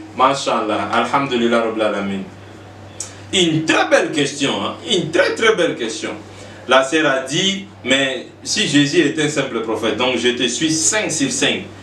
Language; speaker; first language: French; non-native, local second language; Lingala